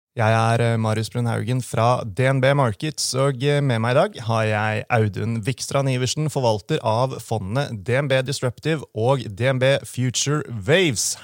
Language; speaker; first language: Norwegian; native; Norwegian